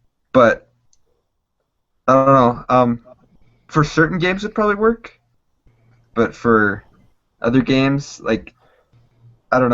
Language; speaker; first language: English; native; English